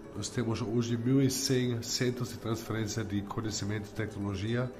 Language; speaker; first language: Portuguese; non-native, fluent; German